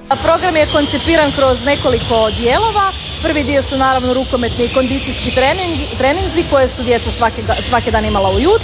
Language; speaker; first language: Serbian; native; Serbian